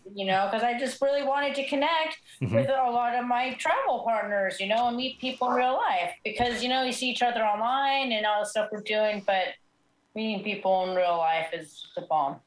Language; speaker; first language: English; native; English